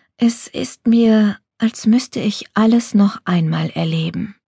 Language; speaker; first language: German; native; German